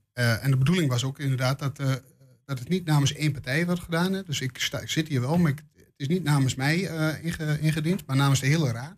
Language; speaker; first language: Dutch; native; Dutch